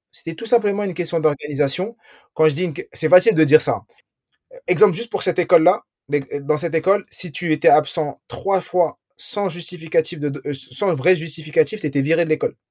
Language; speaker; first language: French; early bilingual, other home language; Riffian